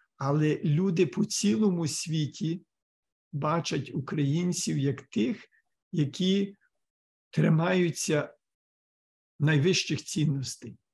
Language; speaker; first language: Ukrainian; early bilingual, heritage; Ukrainian